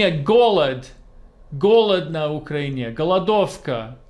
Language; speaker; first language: Russian; non-native, fluent; English